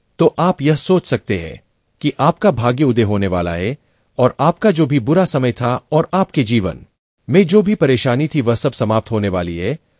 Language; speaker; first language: Hindi; non-native, local second language; Gujarati